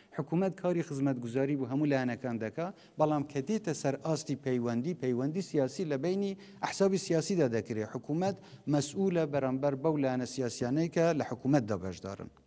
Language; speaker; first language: Central Kurdish; non-native, local second language; Kurdish